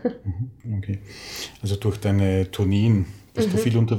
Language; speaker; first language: German; native; German